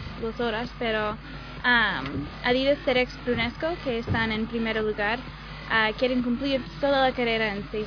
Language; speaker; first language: Spanish; non-native, learner; English